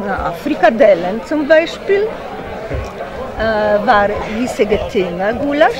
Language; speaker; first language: German; non-native, learner; Polish